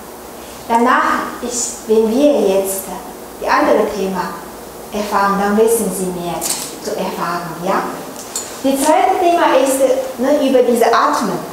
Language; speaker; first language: German; non-native, learner; Chinese